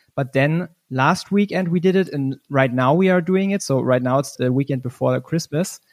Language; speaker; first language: English; non-native, fluent; German